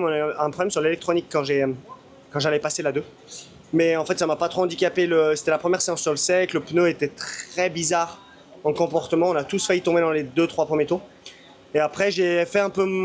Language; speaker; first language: French; native; French